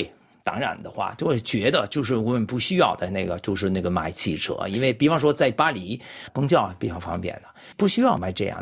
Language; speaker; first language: Chinese; non-native, fluent; French